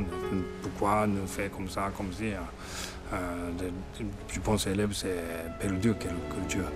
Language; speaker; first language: French; non-native, learner; Japanese